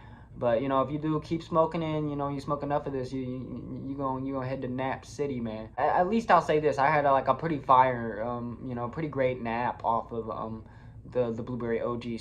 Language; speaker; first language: English; native; English